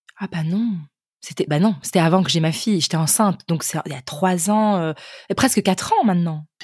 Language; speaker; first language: French; native; French